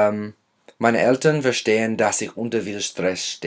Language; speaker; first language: German; non-native, fluent; English